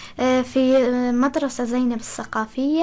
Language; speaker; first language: Arabic; non-native, learner; Persian